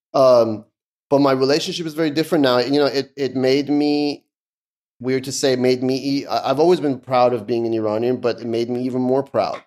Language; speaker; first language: English; early bilingual, other home language; Persian